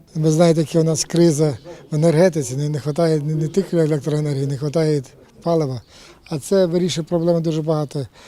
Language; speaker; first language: Ukrainian; native; Ukrainian